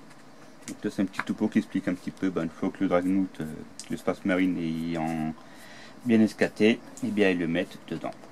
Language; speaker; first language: French; native; French